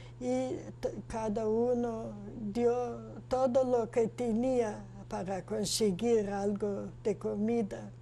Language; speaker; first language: Spanish; non-native, fluent; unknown